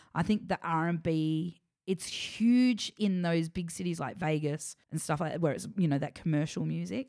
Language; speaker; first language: English; native; English